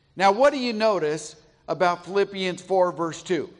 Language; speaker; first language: English; native; English